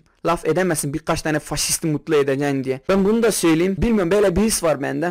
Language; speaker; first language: Turkish; non-native, local second language; Kurdish